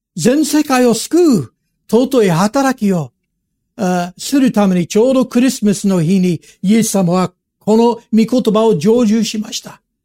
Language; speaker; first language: Japanese; non-native, fluent; English